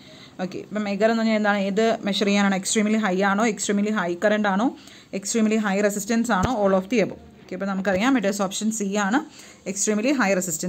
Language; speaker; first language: English; non-native, local second language; Malayalam